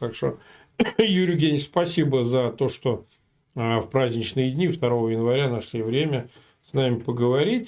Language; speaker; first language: Russian; native; Russian